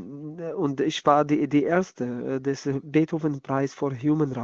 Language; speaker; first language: German; non-native, learner; Arabic